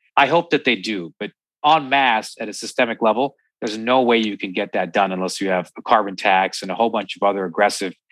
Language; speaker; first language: English; native; English